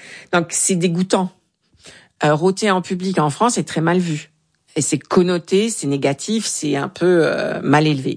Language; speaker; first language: French; native; French